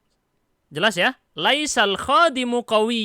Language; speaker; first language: Arabic; non-native, fluent; Indonesian